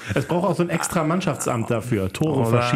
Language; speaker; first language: German; native; German